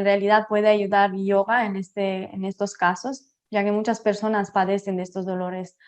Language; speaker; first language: Spanish; non-native, fluent; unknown